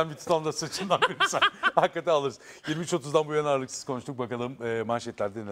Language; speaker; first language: Turkish; native; Turkish